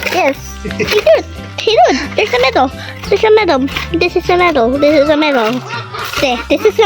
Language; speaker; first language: English; non-native, local second language; Filipino